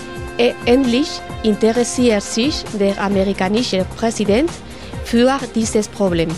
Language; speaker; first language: German; non-native, learner; Spanish